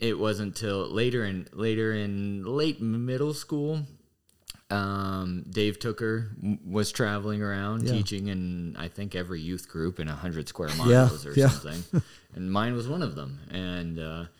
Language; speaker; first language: English; native; English